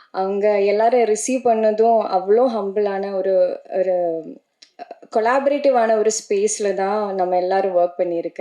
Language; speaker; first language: Tamil; non-native, learner; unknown